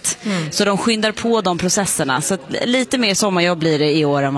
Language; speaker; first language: Swedish; native; Swedish